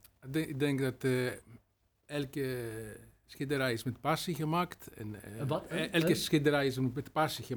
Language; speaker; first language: Dutch; non-native, learner; Greek